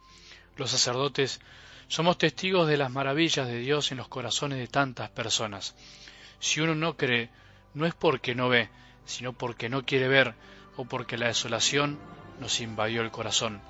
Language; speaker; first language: Spanish; native; Spanish